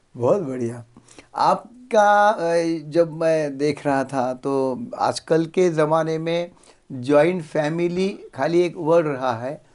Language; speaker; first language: Hindi; non-native, local second language; Marathi